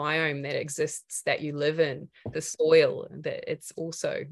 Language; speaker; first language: English; native; English